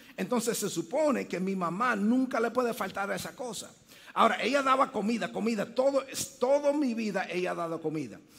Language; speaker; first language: Spanish; early bilingual, heritage; Spanish